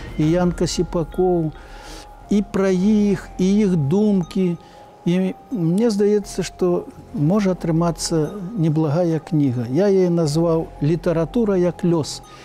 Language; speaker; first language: Belarusian; native; Belarusian